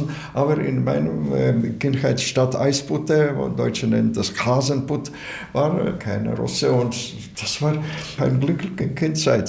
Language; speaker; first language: German; non-native, learner; Latvian